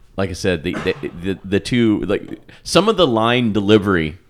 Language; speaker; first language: English; native; English